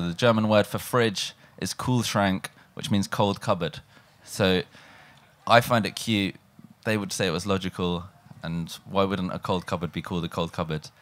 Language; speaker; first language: English; native; English